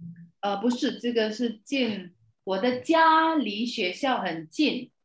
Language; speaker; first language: Chinese; non-native, fluent; Indonesian